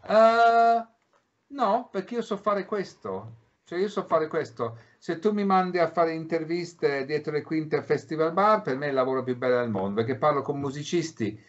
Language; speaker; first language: Italian; early bilingual, heritage; English